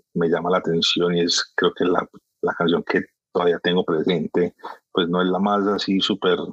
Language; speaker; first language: Spanish; early bilingual, heritage; Spanish